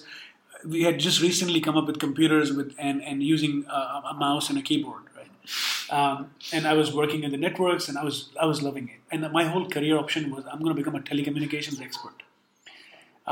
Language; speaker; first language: English; non-native, local second language; Urdu